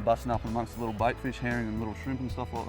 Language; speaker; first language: English; native; English